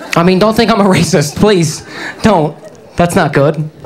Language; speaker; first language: English; native; English